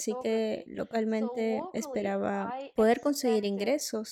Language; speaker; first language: Spanish; non-native, fluent; Russian